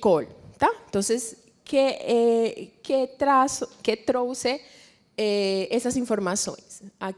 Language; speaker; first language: Portuguese; non-native, fluent; Spanish